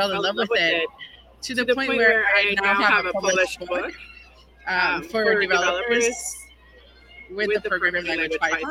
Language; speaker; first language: English; non-native, fluent; Spanish